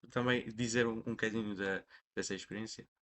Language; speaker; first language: Portuguese; non-native, fluent; Persian